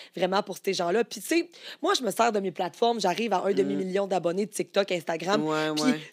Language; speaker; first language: French; native; French